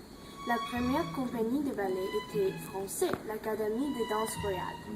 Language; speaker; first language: French; non-native, learner; English